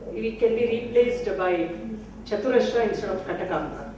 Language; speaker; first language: English; non-native, local second language; Kannada